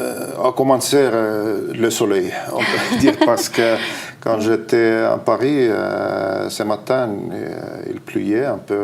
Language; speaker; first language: French; non-native, fluent; Estonian